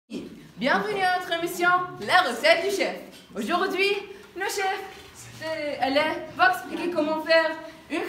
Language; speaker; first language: French; non-native, learner; Arabic